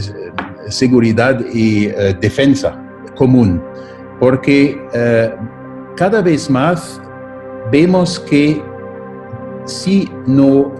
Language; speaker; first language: Spanish; non-native, fluent; German